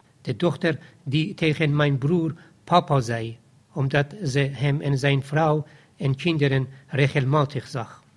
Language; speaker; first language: Dutch; non-native, fluent; Persian